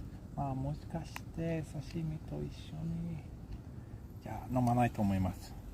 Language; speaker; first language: Japanese; non-native, learner; Swedish